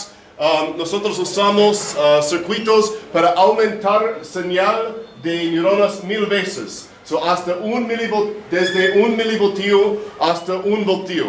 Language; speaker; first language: Spanish; non-native, learner; English